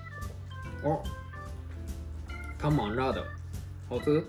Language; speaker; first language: Chinese; non-native, fluent; Japanese